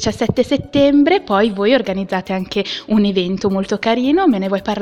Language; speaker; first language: Italian; native; Italian